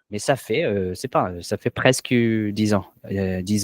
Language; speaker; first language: French; non-native, learner; Portuguese